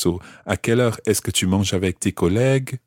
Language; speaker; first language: French; non-native, fluent; English